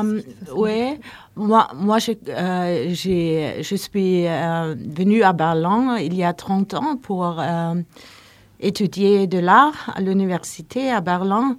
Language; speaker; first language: French; non-native, learner; Norwegian